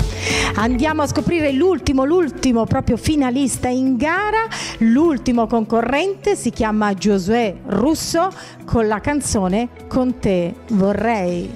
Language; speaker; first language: Italian; native; Italian